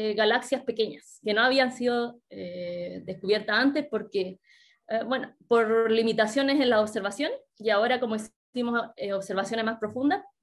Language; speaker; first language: Spanish; native; Spanish